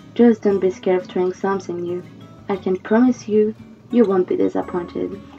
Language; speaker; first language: English; non-native, fluent; French